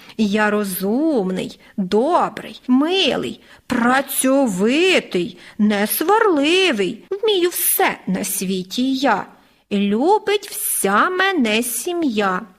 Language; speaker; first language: Ukrainian; native; Ukrainian